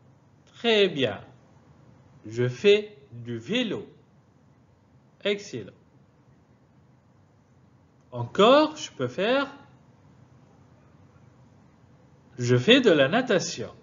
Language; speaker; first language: French; non-native, fluent; Arabic